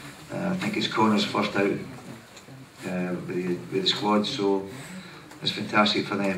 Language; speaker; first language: English; native; English